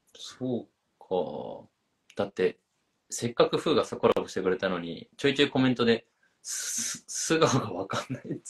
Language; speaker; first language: Japanese; native; Japanese